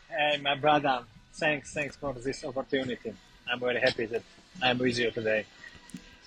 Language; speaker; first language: English; non-native, learner; Georgian